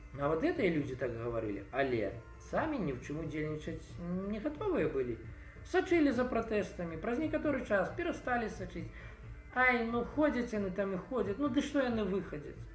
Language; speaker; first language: Belarusian; non-native, local second language; Russian